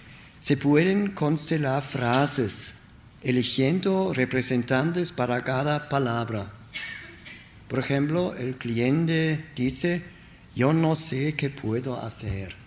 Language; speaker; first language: Spanish; non-native, learner; German